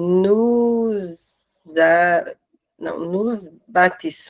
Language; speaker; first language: French; non-native, learner; Portuguese